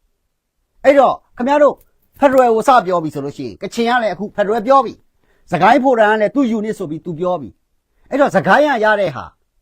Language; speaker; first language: Burmese; non-native, local second language; Kachin